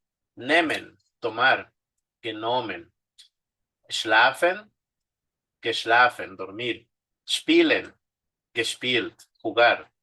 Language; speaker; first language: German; non-native, fluent; Spanish